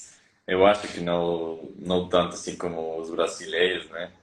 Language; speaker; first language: Portuguese; non-native, fluent; Spanish